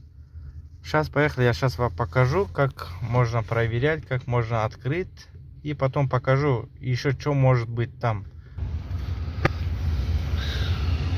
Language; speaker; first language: Russian; non-native, local second language; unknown